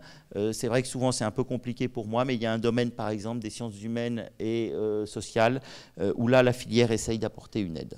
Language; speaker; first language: French; native; French